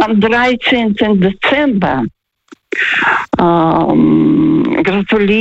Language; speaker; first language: German; non-native, fluent; Russian